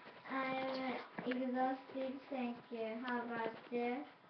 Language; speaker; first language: English; non-native, learner; Japanese